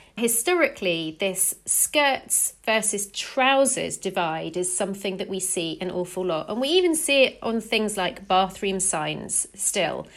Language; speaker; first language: English; native; English